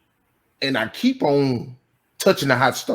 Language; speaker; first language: English; native; English